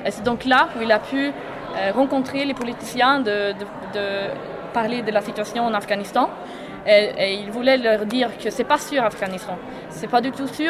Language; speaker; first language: French; non-native, fluent; Swedish